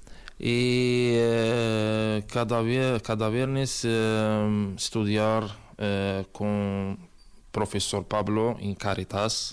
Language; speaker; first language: Spanish; non-native, learner; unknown